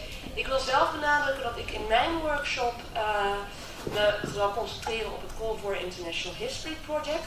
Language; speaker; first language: Dutch; native; Dutch